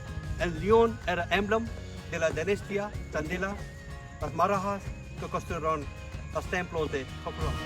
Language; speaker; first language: Spanish; non-native, learner; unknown